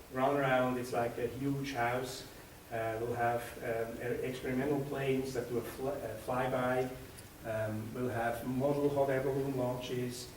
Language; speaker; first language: English; non-native, fluent; Swiss German